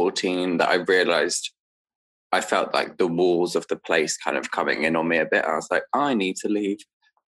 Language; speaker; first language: English; native; English